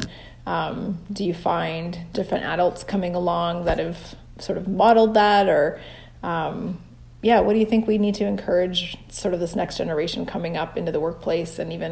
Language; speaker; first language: English; native; English